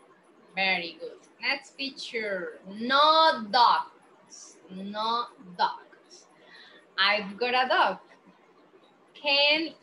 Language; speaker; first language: English; non-native, fluent; Spanish